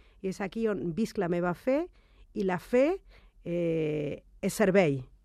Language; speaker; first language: Catalan; non-native, fluent; Spanish